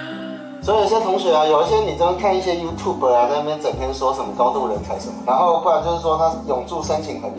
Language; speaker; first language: Chinese; native; Chinese